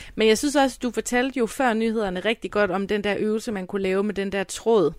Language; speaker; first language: Danish; native; Danish